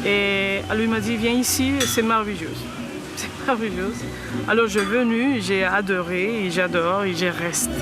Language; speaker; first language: French; non-native, fluent; Spanish